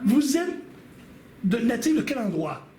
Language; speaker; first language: French; native; French